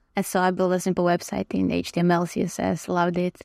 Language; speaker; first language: English; non-native, fluent; Croatian